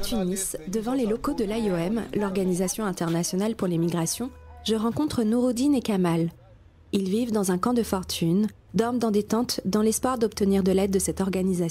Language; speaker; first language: French; native; French